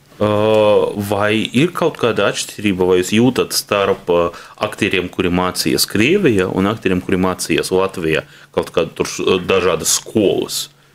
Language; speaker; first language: Latvian; non-native, local second language; Russian